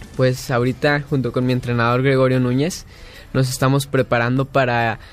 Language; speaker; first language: Spanish; native; Spanish